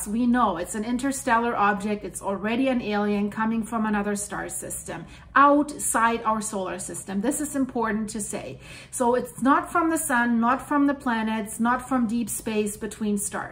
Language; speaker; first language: English; non-native, fluent; German